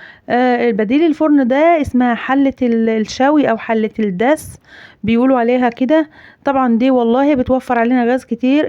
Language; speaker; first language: Arabic; native; Arabic